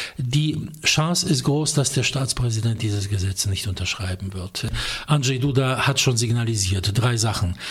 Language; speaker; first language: German; non-native, fluent; Polish